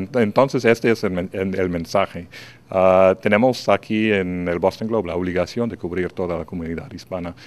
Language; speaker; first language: Spanish; non-native, fluent; English